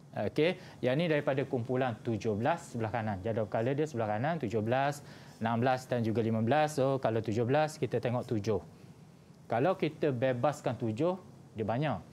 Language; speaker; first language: Malay; native; Malay